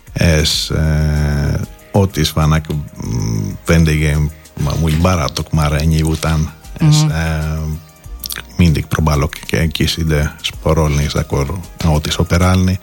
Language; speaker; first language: Hungarian; non-native, fluent; Greek